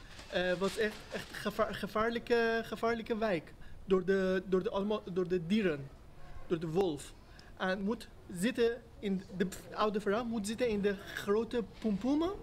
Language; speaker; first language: Dutch; non-native, learner; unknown